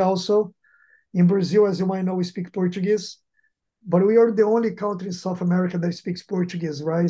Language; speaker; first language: English; non-native, fluent; Portuguese